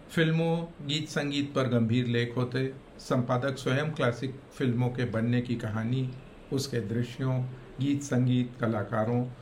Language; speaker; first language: Hindi; native; Hindi